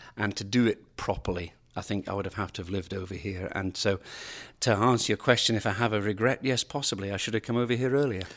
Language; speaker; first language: English; native; English